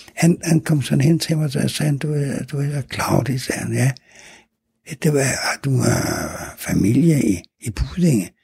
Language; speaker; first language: Danish; native; Danish